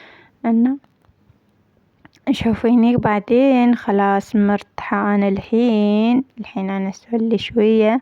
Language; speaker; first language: Arabic; non-native, learner; Amharic